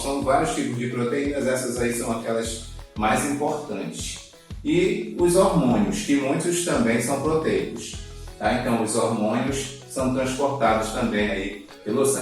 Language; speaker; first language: Portuguese; native; Portuguese